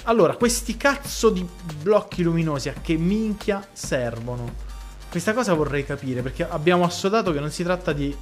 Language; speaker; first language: Italian; native; Italian